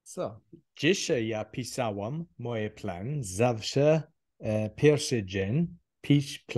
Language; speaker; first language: Polish; non-native, learner; English